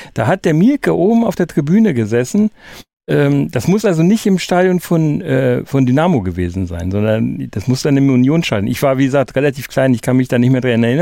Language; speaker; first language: German; native; German